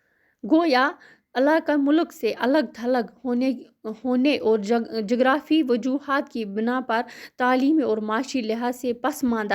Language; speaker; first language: Hindi; non-native, local second language; Kashmiri